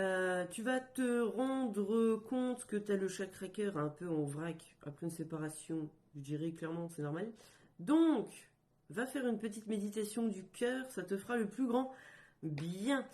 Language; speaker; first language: French; native; French